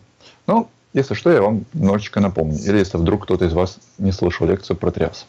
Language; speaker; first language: Russian; native; Russian